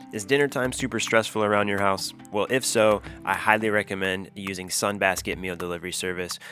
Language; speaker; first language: English; native; English